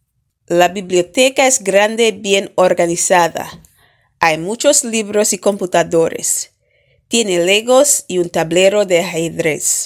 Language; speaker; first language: Spanish; non-native, fluent; English